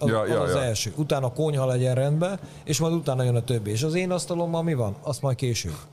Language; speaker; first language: Hungarian; native; Hungarian